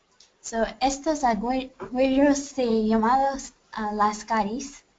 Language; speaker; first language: Spanish; non-native, learner; English